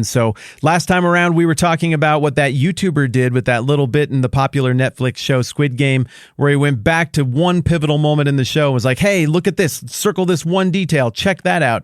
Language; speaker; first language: English; native; English